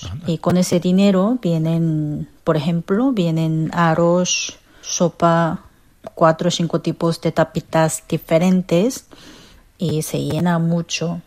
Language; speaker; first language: Spanish; non-native, learner; Korean